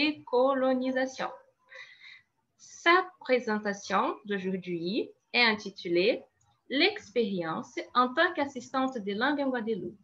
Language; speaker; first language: French; non-native, fluent; Portuguese